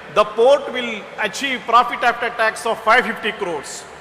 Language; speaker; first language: English; non-native, local second language; Kannada